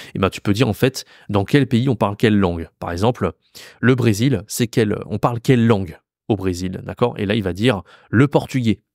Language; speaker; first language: French; native; French